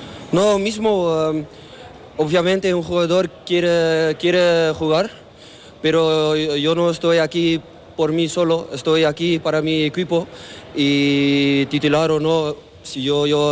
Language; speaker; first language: Spanish; non-native, learner; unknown